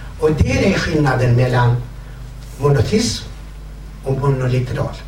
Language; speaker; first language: Swedish; non-native, fluent; Kurdish